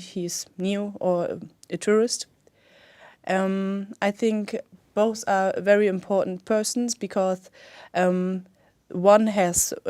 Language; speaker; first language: English; non-native, fluent; German